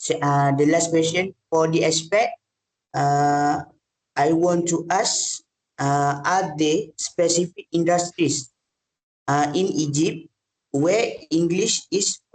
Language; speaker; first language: English; non-native, learner; Malay